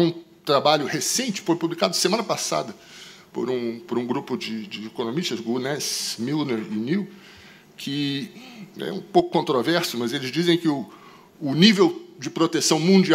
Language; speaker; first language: Portuguese; native; Portuguese